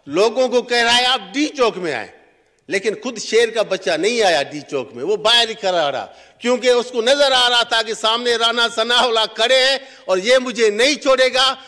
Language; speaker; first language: Urdu; non-native, local second language; Sindhi